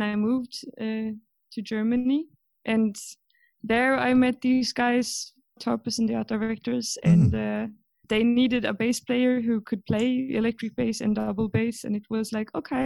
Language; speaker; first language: English; non-native, fluent; Swedish